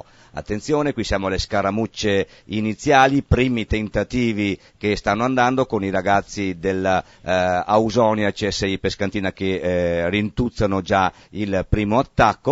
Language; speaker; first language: Italian; native; Italian